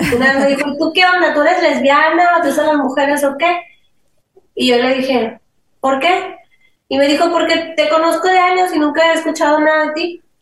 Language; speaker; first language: Spanish; early bilingual, heritage; Spanish